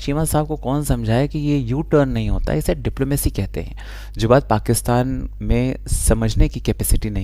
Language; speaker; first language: Hindi; native; Hindi